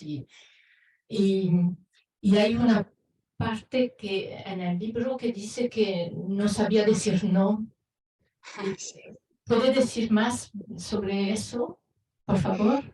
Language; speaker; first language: Spanish; non-native, fluent; French